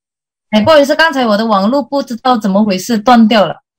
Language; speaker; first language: Chinese; early bilingual, heritage; Indonesian